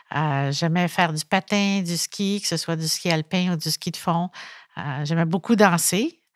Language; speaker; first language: French; native; French